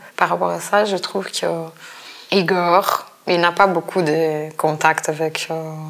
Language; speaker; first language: French; non-native, fluent; Portuguese